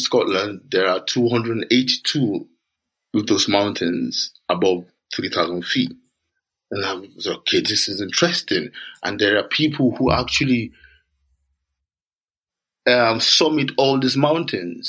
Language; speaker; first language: English; non-native, local second language; Yoruba